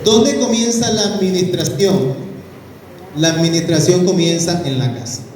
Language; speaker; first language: Spanish; native; Spanish